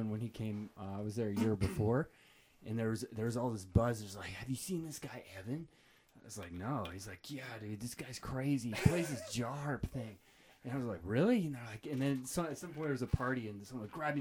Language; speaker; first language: English; native; English